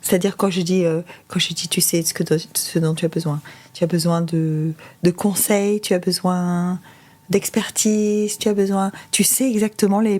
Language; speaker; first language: French; native; French